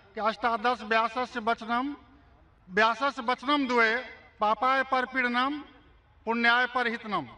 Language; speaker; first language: Hindi; native; Hindi